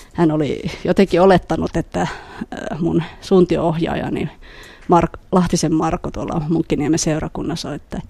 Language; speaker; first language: Finnish; early bilingual, other home language; Khmer